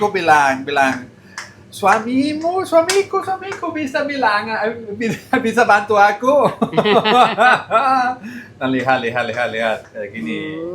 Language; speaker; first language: Indonesian; non-native, learner; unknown